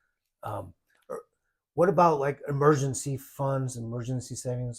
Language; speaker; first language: English; native; English